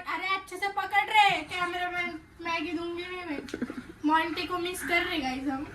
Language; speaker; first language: Hindi; non-native, local second language; Marathi